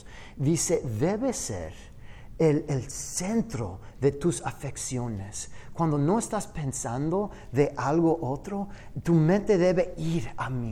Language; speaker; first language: Spanish; non-native, fluent; English